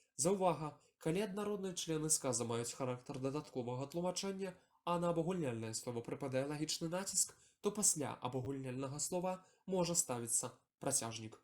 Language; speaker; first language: Belarusian; non-native, local second language; Russian